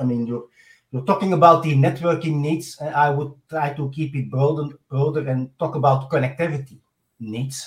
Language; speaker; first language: English; non-native, fluent; Dutch